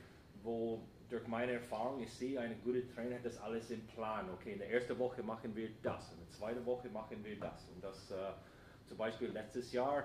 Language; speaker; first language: German; non-native, fluent; English